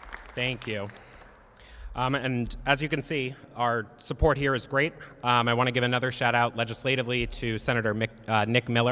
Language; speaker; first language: English; native; English